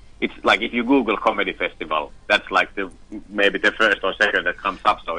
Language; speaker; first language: English; non-native, fluent; Finnish